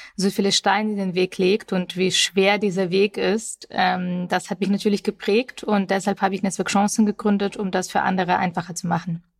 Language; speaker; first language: German; early bilingual, other home language; Russian